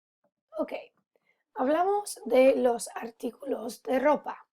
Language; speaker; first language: Spanish; non-native, fluent; English